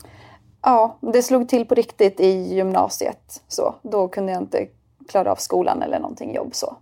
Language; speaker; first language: Swedish; native; Swedish